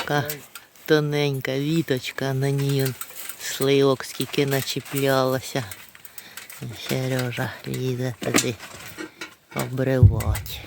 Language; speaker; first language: Ukrainian; native; Ukrainian